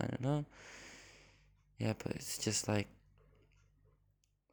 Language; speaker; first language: English; non-native, fluent; Indonesian